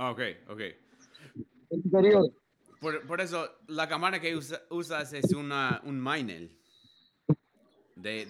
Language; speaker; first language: Spanish; non-native, learner; English